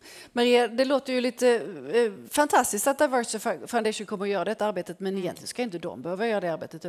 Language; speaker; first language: Swedish; native; Swedish